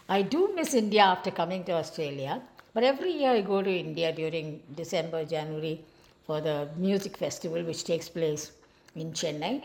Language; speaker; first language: English; non-native, local second language; Malayalam